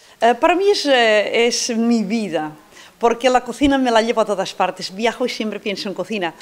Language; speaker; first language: Spanish; non-native, local second language; Catalan